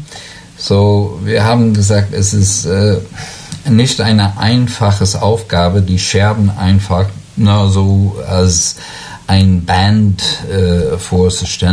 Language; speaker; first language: German; non-native, learner; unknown